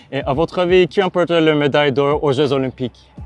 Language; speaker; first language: French; non-native, learner; Turkish